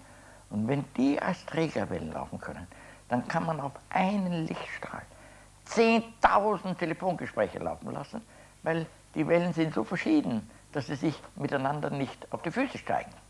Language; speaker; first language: German; native; German